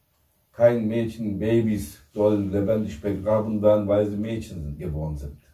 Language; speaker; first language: German; non-native, fluent; Turkish